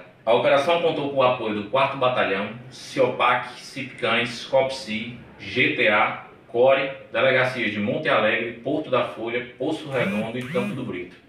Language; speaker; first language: Portuguese; native; Portuguese